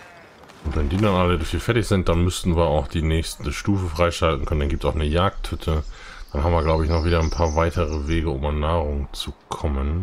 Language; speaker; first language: German; native; German